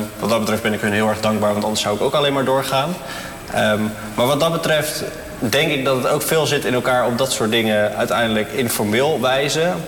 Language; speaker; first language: Dutch; native; Dutch